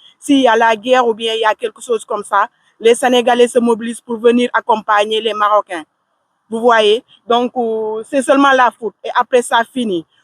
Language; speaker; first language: French; non-native, local second language; Wolof